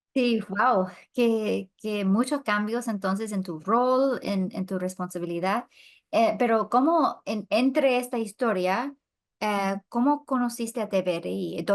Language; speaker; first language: Spanish; non-native, fluent; English